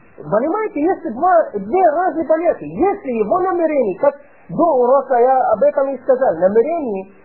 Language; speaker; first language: Russian; non-native, fluent; Arabic